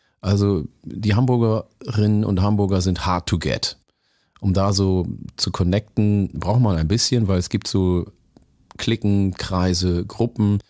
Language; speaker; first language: German; early bilingual, other home language; Oromo